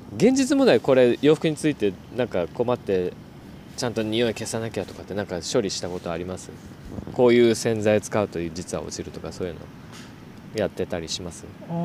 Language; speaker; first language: Japanese; native; Japanese